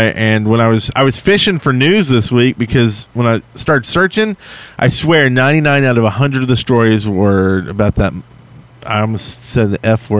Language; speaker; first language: English; native; English